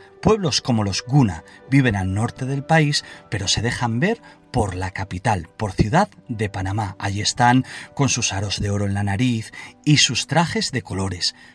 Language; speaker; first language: Spanish; native; Spanish